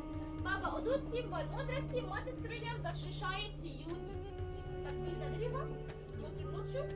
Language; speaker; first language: Russian; non-native, learner; Arabic